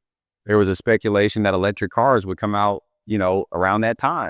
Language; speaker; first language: English; native; English